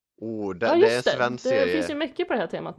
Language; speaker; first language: Swedish; native; Swedish